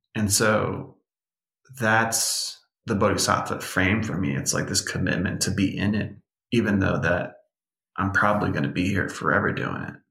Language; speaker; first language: English; early bilingual, other home language; Portuguese